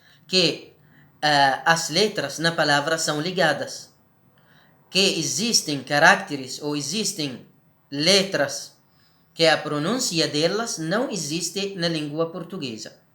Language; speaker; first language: Portuguese; non-native, learner; Arabic